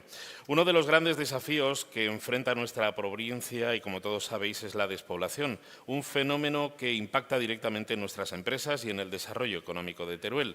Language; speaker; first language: Spanish; native; Spanish